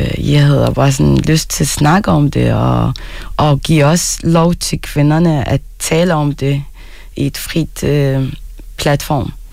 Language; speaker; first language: Danish; non-native, fluent; Arabic